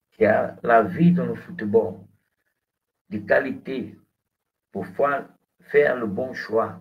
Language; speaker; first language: French; non-native, fluent; Portuguese